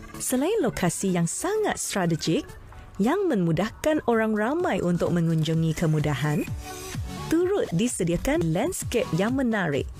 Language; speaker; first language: Malay; native; Malay